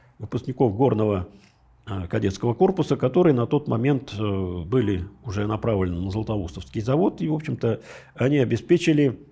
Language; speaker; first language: Russian; native; Russian